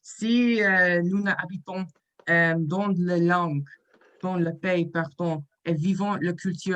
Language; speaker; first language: French; non-native, learner; English